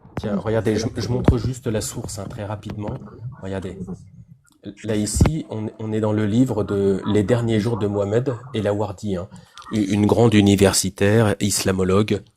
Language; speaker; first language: French; native; French